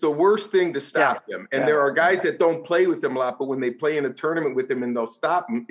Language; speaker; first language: English; native; English